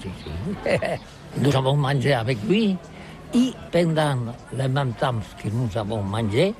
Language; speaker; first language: French; non-native, learner; Catalan